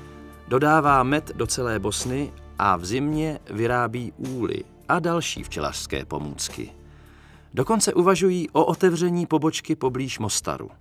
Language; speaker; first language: Czech; native; Czech